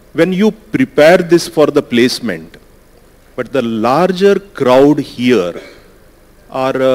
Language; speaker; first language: Hindi; non-native, learner; Kannada